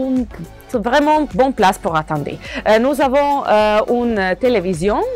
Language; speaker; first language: French; non-native, learner; Croatian